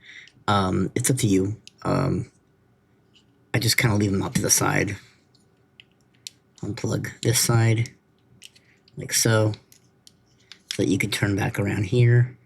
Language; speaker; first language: English; native; English